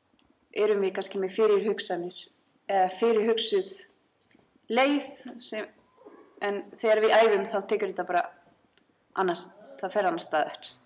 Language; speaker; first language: Icelandic; non-native, fluent; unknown